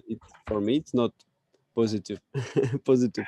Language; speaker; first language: English; non-native, learner; Russian